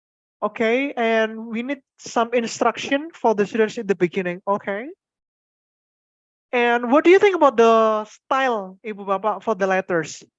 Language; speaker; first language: English; non-native, fluent; Indonesian